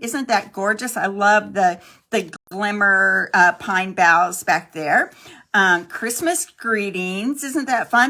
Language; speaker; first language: English; native; English